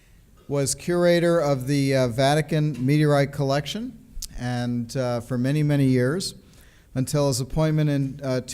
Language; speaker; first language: English; native; English